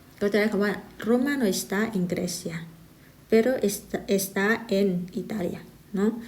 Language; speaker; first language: Spanish; non-native, fluent; Thai